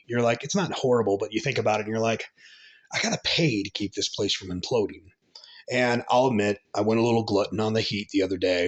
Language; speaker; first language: English; native; English